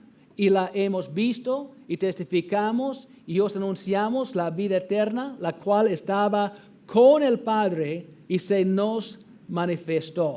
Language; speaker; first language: Spanish; non-native, fluent; English